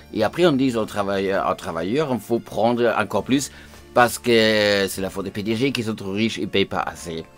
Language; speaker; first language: French; non-native, fluent; German